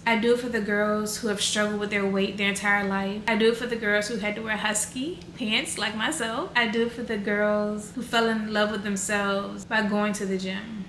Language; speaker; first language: English; native; English